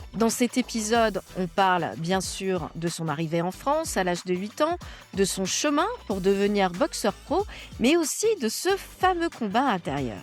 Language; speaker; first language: French; native; French